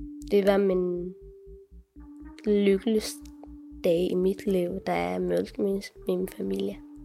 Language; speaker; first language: Danish; non-native, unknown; Tigrinya